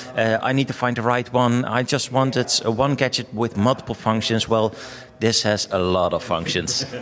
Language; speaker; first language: English; non-native, fluent; Dutch